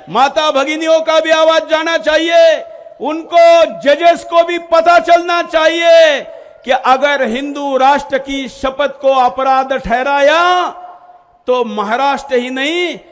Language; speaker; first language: Hindi; non-native, local second language; Marathi